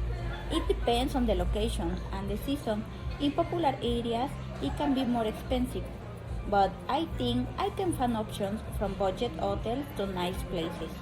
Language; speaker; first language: English; non-native, learner; Spanish